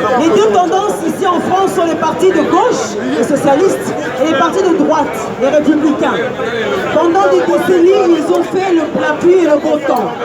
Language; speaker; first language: French; non-native, local second language; Lingala